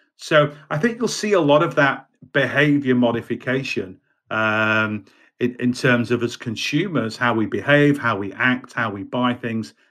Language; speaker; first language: English; native; English